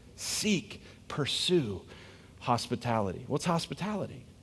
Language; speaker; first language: English; native; English